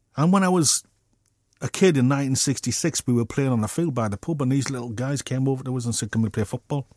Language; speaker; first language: English; native; English